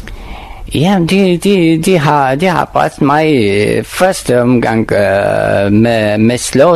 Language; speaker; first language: Danish; non-native, learner; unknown